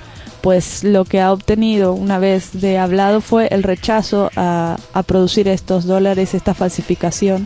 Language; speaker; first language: Spanish; native; Spanish